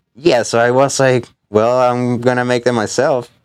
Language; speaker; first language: English; non-native, fluent; Spanish